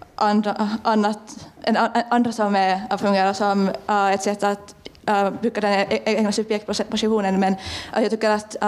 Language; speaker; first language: Swedish; non-native, fluent; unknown